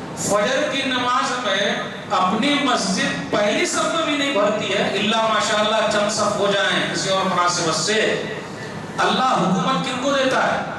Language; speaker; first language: Urdu; non-native, local second language; Hindi